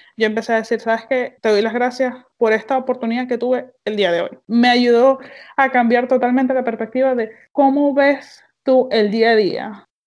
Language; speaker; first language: Spanish; native; Spanish